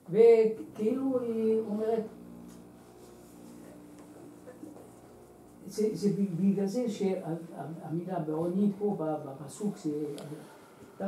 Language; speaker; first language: Hebrew; non-native, fluent; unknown